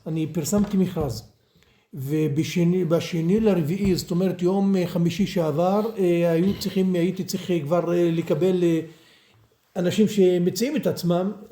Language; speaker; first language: Hebrew; non-native, local second language; Arabic